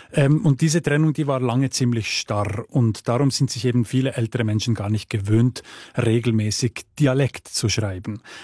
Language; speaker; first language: German; native; German